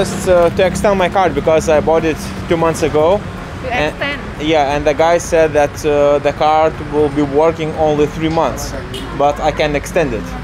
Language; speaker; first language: English; non-native, fluent; Lithuanian